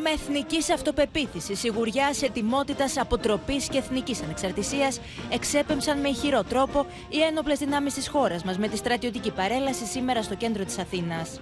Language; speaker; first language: Greek; native; Greek